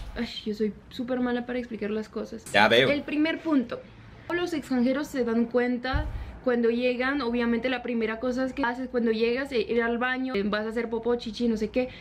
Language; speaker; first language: Spanish; non-native, fluent; French